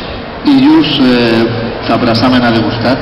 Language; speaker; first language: Polish; non-native, learner; Spanish